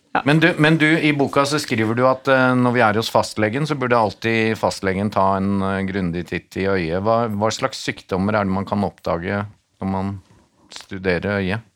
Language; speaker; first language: Norwegian; native; Norwegian